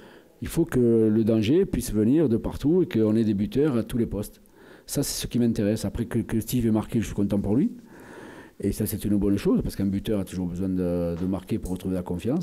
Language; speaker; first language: French; native; French